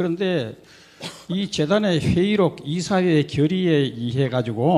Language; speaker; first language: Korean; native; Korean